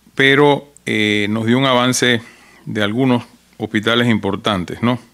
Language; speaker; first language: Spanish; native; Spanish